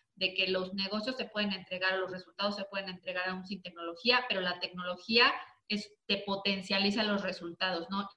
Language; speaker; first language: Spanish; native; Spanish